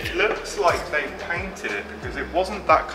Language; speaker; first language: English; native; English